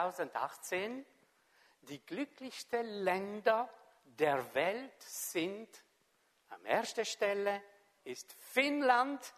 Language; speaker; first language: German; non-native, fluent; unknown